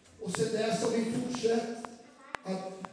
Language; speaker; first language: Swedish; non-native, fluent; Portuguese